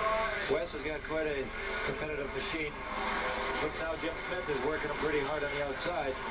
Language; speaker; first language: English; native; English